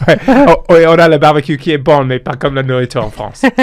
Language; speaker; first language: French; non-native, fluent; English